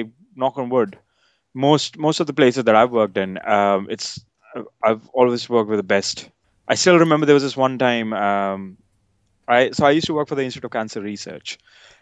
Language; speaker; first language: English; non-native, local second language; Hindi